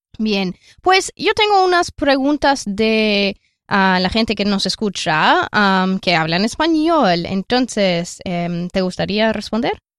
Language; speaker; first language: Spanish; non-native, fluent; English